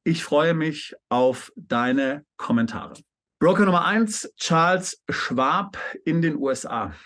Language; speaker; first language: German; native; German